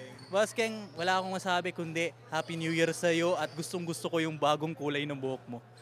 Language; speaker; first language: Filipino; non-native, learner; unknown